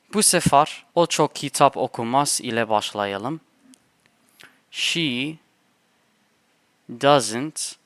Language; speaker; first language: Turkish; non-native, fluent; English